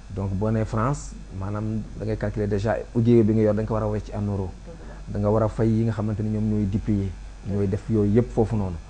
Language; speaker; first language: Wolof; non-native, local second language; Fula